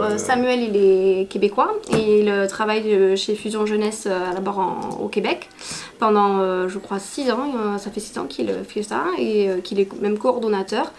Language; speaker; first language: French; native; French